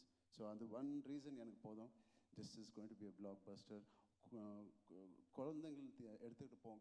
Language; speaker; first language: Tamil; non-native, local second language; Telugu